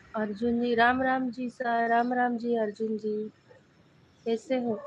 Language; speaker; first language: Hindi; non-native, local second language; Marathi